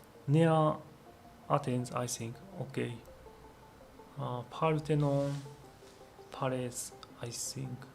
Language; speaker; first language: English; non-native, learner; Japanese